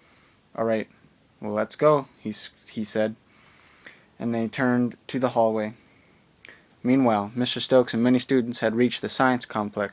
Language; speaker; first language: English; native; English